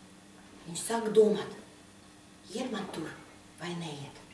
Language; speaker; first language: Latvian; non-native, local second language; Russian